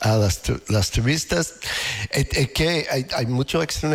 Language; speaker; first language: Spanish; non-native, learner; English